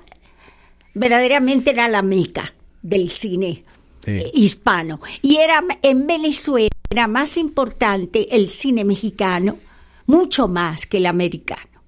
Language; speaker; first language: Spanish; native; Spanish